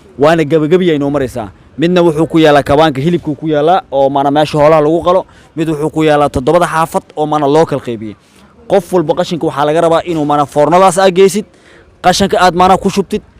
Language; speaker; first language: Somali; native; Somali